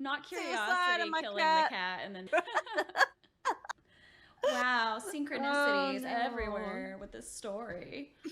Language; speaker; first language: English; native; English